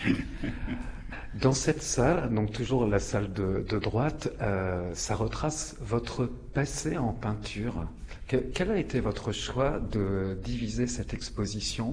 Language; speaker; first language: French; native; French